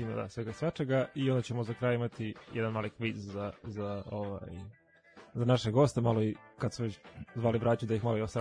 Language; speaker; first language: Serbian; native; Serbian